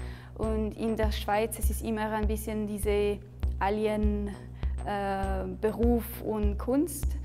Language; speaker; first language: German; non-native, local second language; French